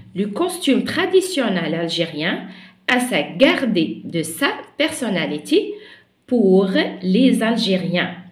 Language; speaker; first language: French; non-native, local second language; Arabic